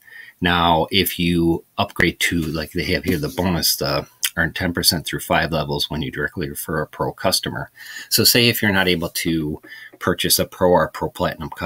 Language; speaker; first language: English; native; English